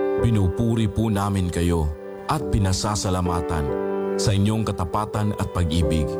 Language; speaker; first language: Filipino; non-native, local second language; Aklanon